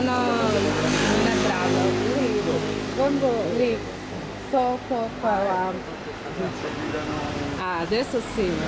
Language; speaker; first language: Italian; non-native, learner; Portuguese